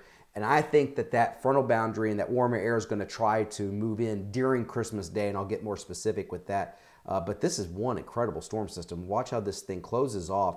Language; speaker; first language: English; native; English